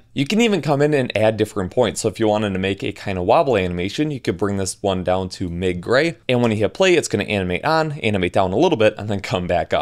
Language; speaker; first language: English; native; English